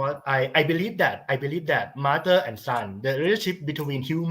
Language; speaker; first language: English; non-native, learner; Thai